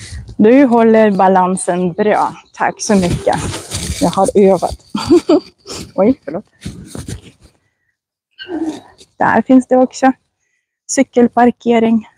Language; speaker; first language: Swedish; non-native, fluent; Russian